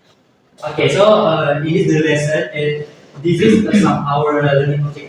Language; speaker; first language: English; non-native, learner; Indonesian